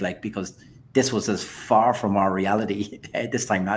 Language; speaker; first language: English; native; English